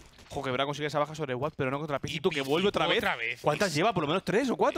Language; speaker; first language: Spanish; native; Spanish